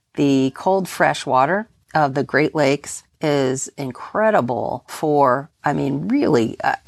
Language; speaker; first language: English; native; English